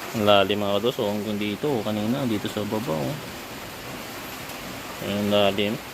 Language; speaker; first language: Filipino; non-native, local second language; Hiligaynon